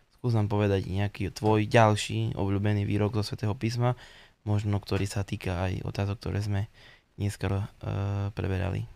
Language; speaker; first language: Slovak; native; Slovak